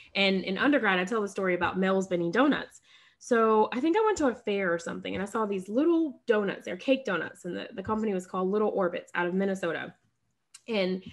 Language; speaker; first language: English; native; English